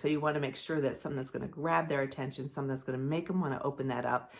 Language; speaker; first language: English; native; English